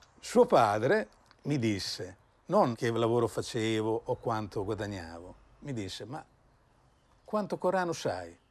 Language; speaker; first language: Italian; non-native, fluent; Arabic